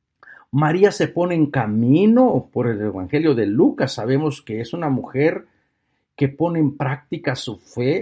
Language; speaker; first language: Spanish; native; Spanish